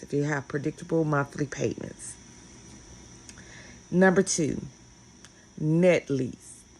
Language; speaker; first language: English; native; English